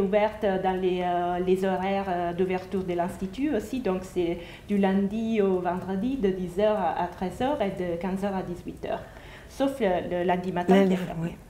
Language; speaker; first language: French; non-native, fluent; Italian